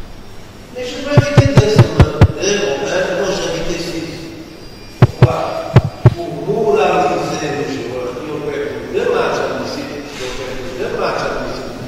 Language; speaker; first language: French; non-native, learner; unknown